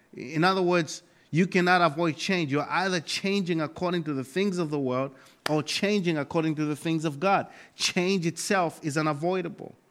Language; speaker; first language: English; non-native, local second language; Nyanja